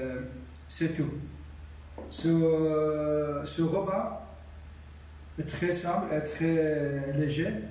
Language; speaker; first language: French; non-native, learner; Arabic